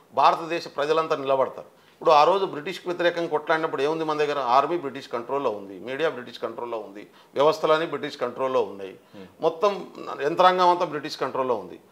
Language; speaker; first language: Telugu; non-native, local second language; Lambadi